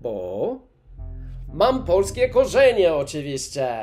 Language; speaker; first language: Polish; non-native, learner; English